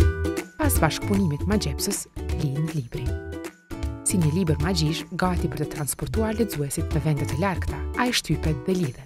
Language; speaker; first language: Albanian; native; Albanian